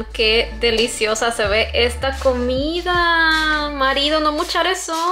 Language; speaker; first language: Spanish; native; Spanish